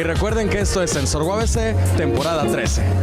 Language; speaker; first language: Spanish; native; Spanish